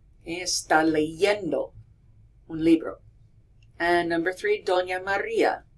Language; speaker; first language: Spanish; non-native, fluent; English